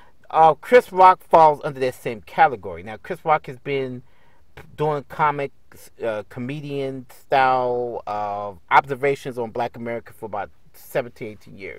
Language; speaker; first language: English; native; English